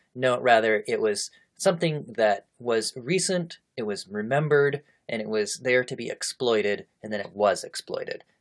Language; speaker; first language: English; native; English